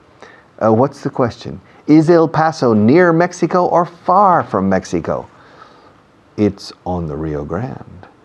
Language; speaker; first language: English; non-native, fluent; Spanish